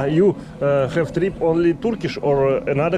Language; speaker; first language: English; non-native, learner; Russian